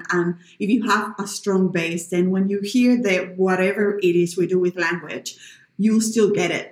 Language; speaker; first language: English; non-native, fluent; Spanish